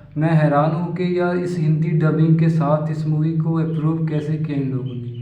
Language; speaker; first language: Hindi; native; Hindi